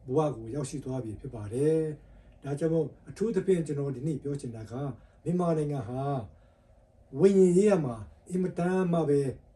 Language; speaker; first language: Burmese; non-native, local second language; Hakha Chin